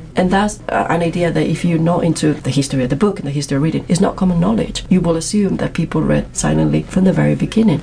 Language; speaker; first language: English; non-native, fluent; Spanish